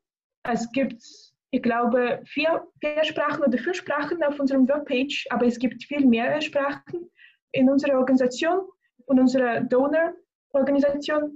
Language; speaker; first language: German; non-native, fluent; Russian